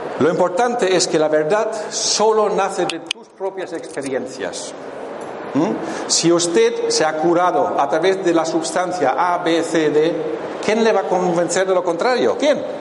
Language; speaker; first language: Spanish; non-native, fluent; German